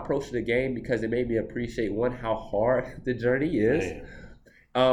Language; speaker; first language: English; native; English